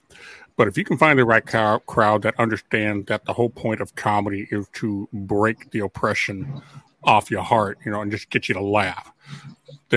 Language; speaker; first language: English; native; English